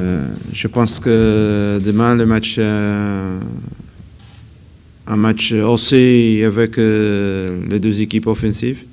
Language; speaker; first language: French; non-native, learner; Portuguese